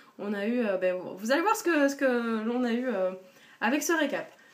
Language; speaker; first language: French; native; French